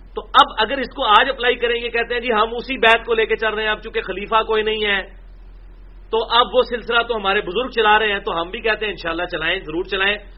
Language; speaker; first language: Urdu; non-native, local second language; Punjabi